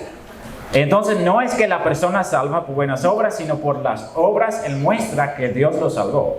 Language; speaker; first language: Spanish; non-native, fluent; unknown